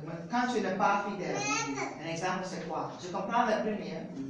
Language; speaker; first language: French; non-native, learner; English